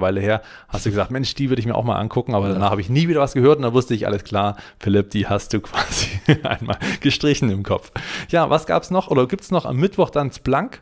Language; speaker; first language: German; native; German